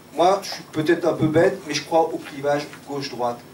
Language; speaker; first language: French; native; French